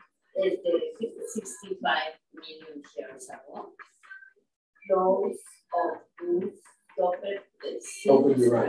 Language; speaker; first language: English; non-native, learner; Spanish